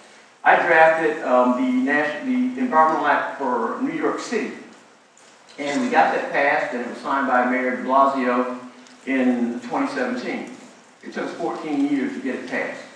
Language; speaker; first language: English; native; English